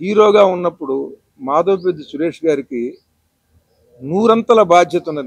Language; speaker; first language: Telugu; native; Telugu